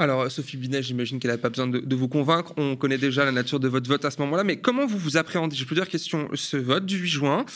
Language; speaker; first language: French; native; French